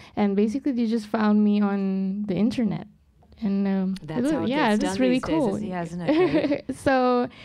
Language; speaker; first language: English; non-native, local second language; Malay